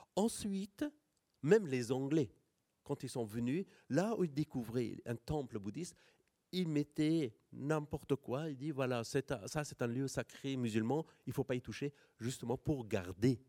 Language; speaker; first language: French; non-native, fluent; Persian